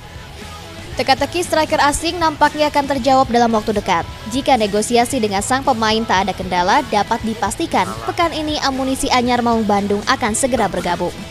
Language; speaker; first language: Indonesian; native; Indonesian